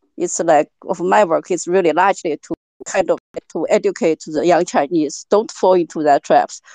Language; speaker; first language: English; non-native, fluent; Chinese